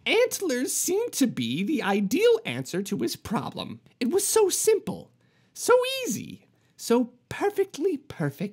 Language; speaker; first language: English; native; English